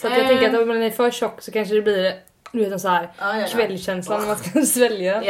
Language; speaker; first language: Swedish; native; Swedish